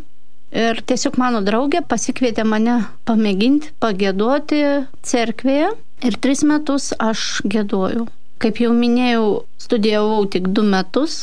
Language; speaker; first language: Lithuanian; non-native, fluent; Russian